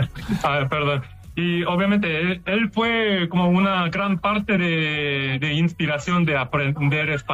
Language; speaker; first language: Spanish; non-native, fluent; Korean